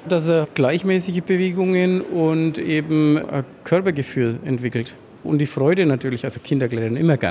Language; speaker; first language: German; native; German